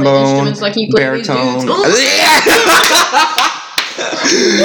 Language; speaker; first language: English; native; English